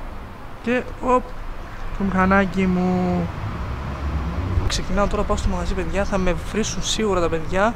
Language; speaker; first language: Greek; native; Greek